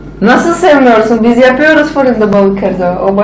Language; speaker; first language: Turkish; non-native, learner; Russian